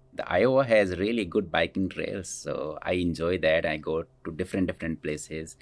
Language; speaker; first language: English; non-native, local second language; Hindi